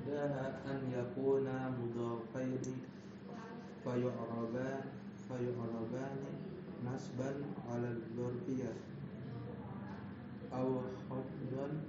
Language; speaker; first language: Arabic; non-native, learner; Indonesian